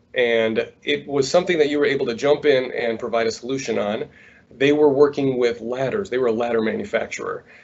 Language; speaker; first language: English; native; English